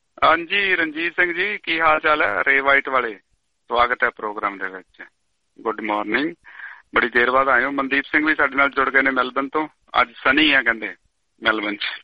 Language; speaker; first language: Punjabi; native; Punjabi